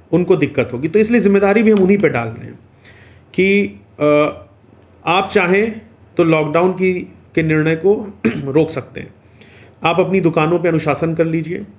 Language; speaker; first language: Hindi; native; Hindi